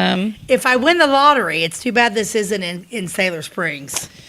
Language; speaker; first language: English; native; English